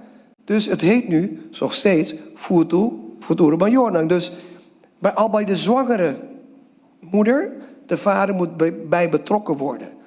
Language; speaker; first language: Dutch; non-native, local second language; Papiamento